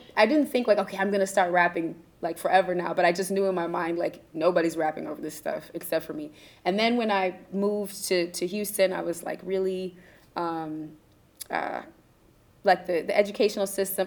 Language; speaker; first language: English; native; English